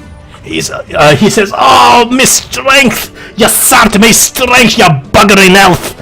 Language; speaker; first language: English; native; English